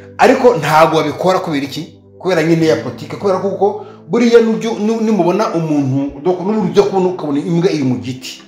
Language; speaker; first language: Kinyarwanda; native; Kinyarwanda